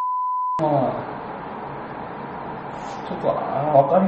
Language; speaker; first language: Japanese; non-native, learner; Korean